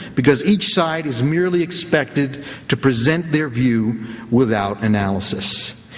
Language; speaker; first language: English; native; English